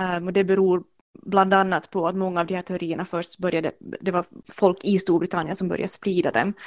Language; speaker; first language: Swedish; native; Swedish